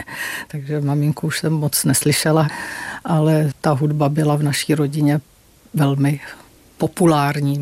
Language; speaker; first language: Czech; native; Czech